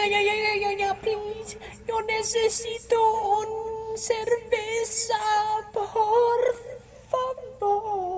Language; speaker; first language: Spanish; non-native, learner; English